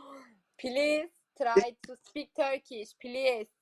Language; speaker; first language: English; non-native, learner; Turkish